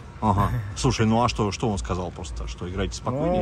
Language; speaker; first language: Russian; native; Russian